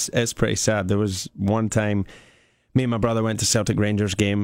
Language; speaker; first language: English; native; English